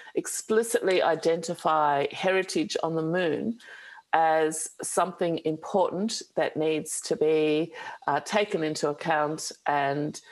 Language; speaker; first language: English; native; English